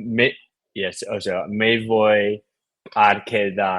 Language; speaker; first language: Spanish; non-native, learner; English